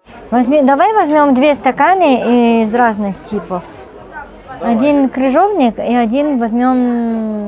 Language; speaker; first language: Russian; non-native, fluent; Italian